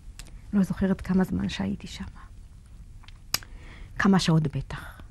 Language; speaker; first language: Hebrew; non-native, fluent; Yiddish